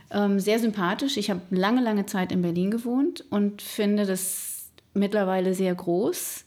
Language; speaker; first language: German; native; German